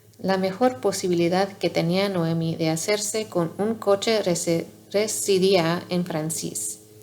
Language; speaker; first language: Spanish; non-native, learner; English